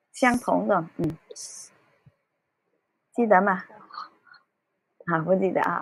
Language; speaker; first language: Chinese; early bilingual, heritage; Cantonese